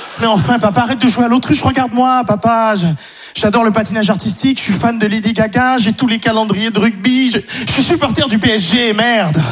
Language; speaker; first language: French; non-native, local second language; Haitian Creole